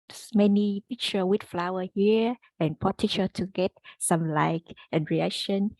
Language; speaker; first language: English; non-native, learner; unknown